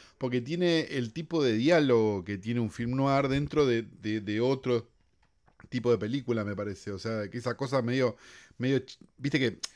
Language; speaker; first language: Spanish; native; Spanish